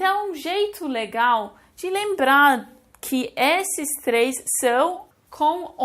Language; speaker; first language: Portuguese; non-native, fluent; English